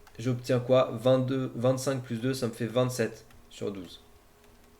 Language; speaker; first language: French; native; French